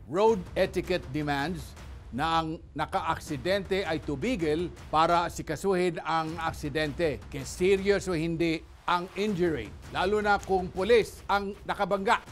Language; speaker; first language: Filipino; non-native, local second language; Cebuano